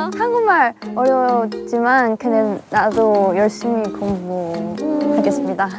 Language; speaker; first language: Korean; non-native, learner; Chinese